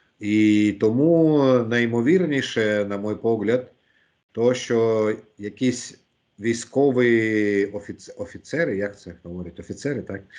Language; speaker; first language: Ukrainian; non-native, local second language; Russian